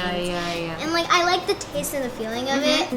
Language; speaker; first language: English; non-native, fluent; Japanese